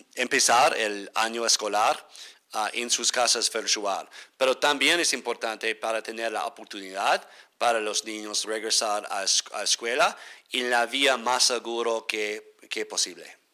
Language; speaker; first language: Spanish; non-native, fluent; English